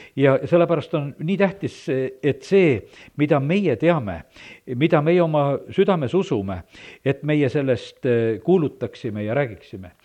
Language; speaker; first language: Estonian; native; Estonian